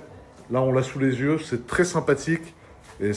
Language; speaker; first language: French; native; French